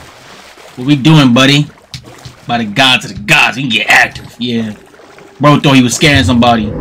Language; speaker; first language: English; native; English